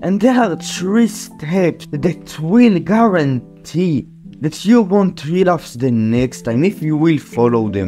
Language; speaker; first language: English; non-native, fluent; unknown